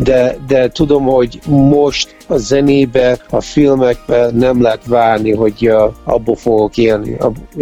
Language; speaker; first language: Hungarian; early bilingual, heritage; Hungarian